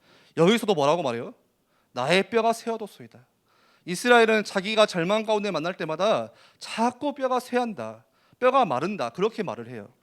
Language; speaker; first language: Korean; native; Korean